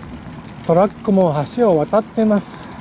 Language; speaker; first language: Japanese; native; Japanese